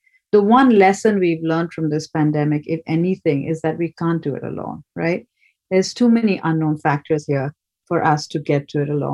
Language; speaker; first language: English; non-native, local second language; Bangla